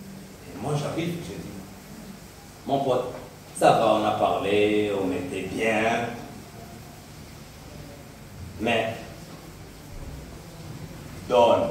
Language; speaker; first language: French; non-native, local second language; Rundi